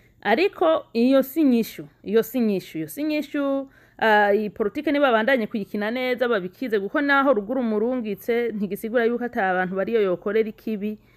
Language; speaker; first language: Rundi; native; Rundi